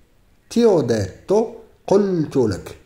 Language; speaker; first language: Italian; non-native, fluent; Arabic